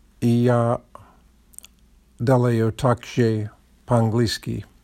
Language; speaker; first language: Russian; non-native, learner; English